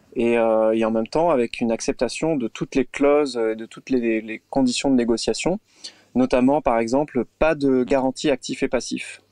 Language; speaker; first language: French; native; French